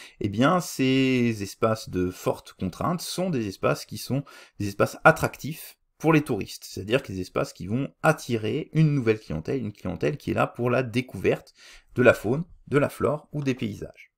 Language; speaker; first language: French; native; French